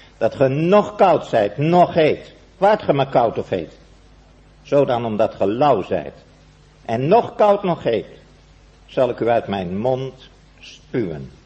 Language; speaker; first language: Dutch; native; Dutch